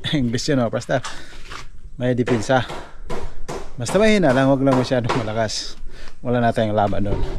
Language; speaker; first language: Filipino; non-native, local second language; Cebuano